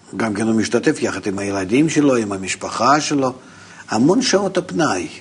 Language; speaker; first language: Hebrew; non-native, fluent; Russian